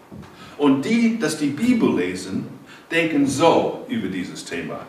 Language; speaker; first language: German; non-native, learner; English